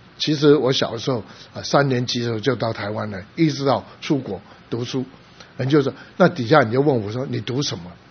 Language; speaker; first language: Chinese; early bilingual, other home language; Cantonese